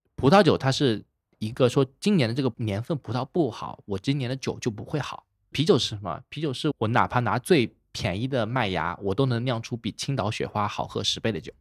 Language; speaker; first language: Chinese; native; Chinese